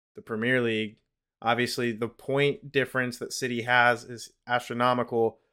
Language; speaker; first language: English; native; English